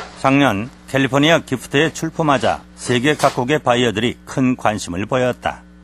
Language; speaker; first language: Korean; native; Korean